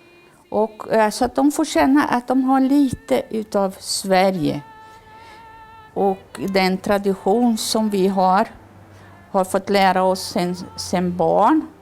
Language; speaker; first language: Swedish; early bilingual, heritage; Swedish